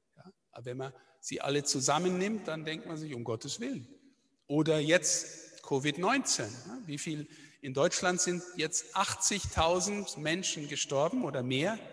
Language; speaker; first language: German; native; German